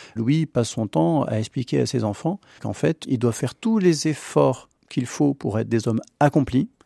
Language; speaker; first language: French; native; French